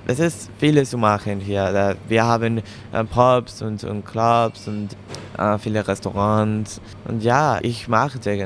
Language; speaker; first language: German; non-native, learner; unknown